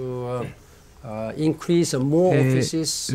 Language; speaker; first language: French; non-native, learner; Korean